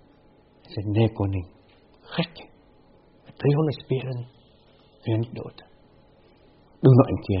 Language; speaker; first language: Dutch; non-native, fluent; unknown